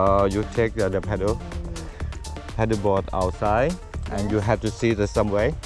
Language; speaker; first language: English; non-native, learner; Thai